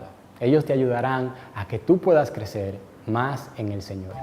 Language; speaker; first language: Spanish; native; Spanish